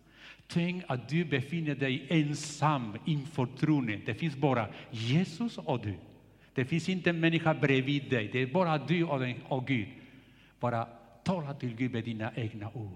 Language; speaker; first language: Swedish; non-native, fluent; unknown